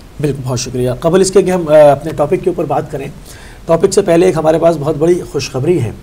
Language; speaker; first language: Urdu; native; Urdu